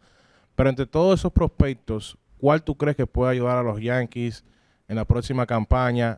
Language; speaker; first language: Spanish; native; Spanish